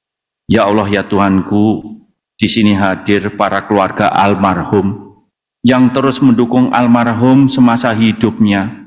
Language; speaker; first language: Indonesian; native; Indonesian